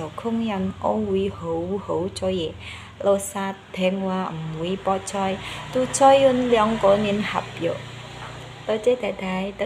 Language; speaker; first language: Cantonese; non-native, learner; Indonesian